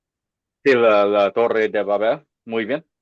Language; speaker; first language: Spanish; non-native, fluent; English